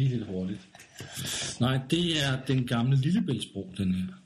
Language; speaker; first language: Danish; native; Danish